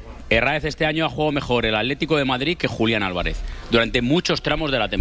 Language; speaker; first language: Spanish; native; Spanish